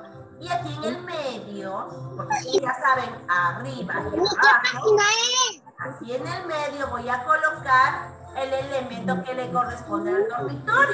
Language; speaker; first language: Spanish; native; Spanish